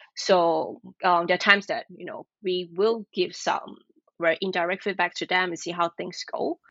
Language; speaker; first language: English; non-native, local second language; Chinese